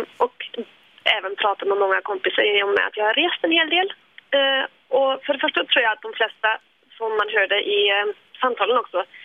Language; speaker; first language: Swedish; early bilingual, other home language; German